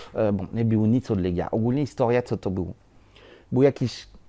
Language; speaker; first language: Polish; non-native, learner; French